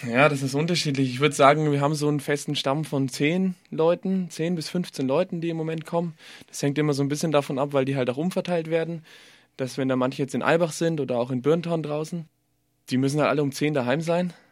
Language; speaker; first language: German; native; German